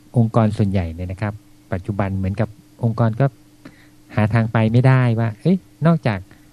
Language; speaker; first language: Thai; native; Thai